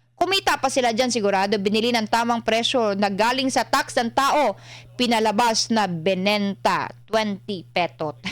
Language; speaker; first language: Filipino; non-native, local second language; Cebuano